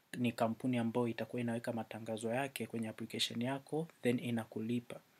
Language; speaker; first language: Swahili; native; Swahili